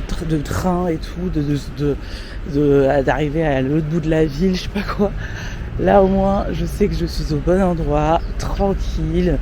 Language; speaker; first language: French; native; French